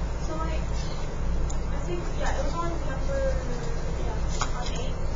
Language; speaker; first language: English; native; English